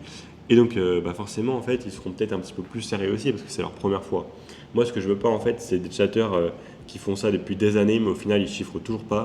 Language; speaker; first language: French; native; French